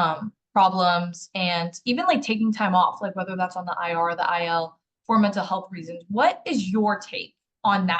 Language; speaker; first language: English; native; English